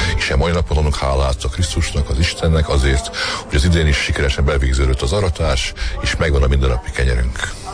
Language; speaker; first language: Hungarian; non-native, local second language; Croatian